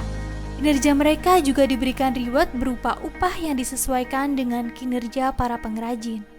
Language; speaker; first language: Indonesian; native; Indonesian